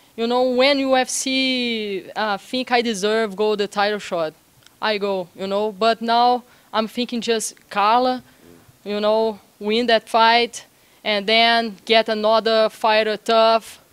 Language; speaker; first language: English; non-native, learner; Portuguese